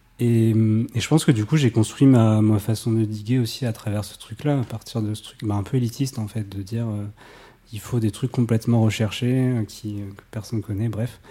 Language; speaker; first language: French; native; French